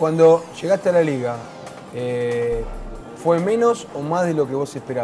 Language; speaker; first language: Spanish; native; Spanish